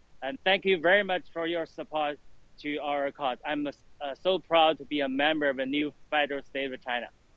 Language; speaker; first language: English; non-native, fluent; Chinese